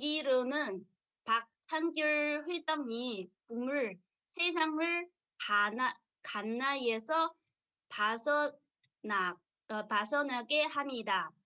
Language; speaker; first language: Korean; non-native, learner; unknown